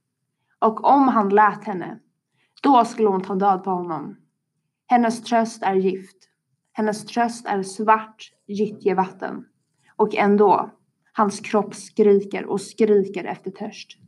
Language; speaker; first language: Swedish; native; Swedish